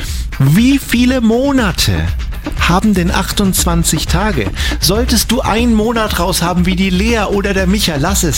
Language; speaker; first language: German; native; German